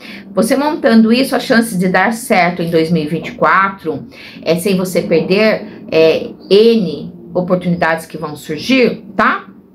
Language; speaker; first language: Portuguese; native; Portuguese